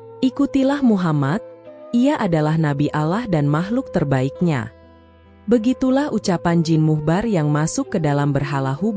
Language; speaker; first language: Indonesian; native; Indonesian